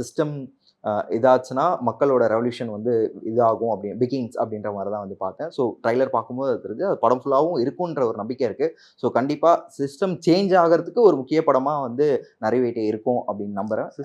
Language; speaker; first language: Tamil; native; Tamil